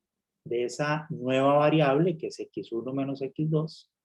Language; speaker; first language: Spanish; native; Spanish